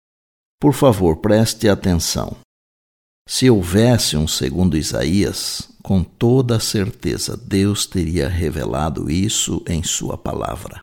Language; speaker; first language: Portuguese; native; Portuguese